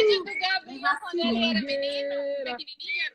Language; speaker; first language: Portuguese; non-native, fluent; English